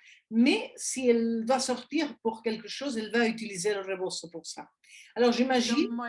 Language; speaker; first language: French; non-native, fluent; Spanish